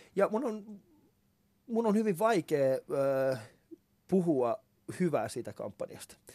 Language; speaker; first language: Finnish; early bilingual, other home language; Persian